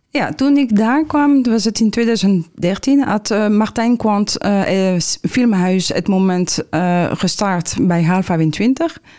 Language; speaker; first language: Dutch; non-native, fluent; French